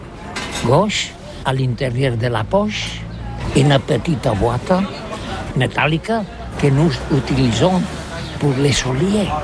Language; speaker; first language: French; non-native, learner; Catalan